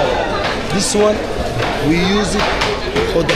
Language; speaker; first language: English; non-native, learner; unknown